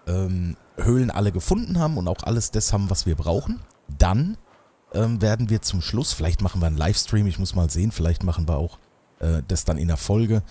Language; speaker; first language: German; native; German